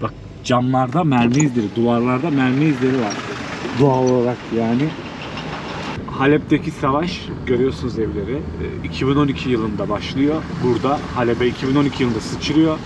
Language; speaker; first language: Turkish; native; Turkish